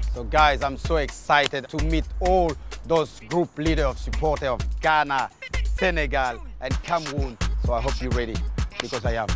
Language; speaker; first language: English; non-native, fluent; French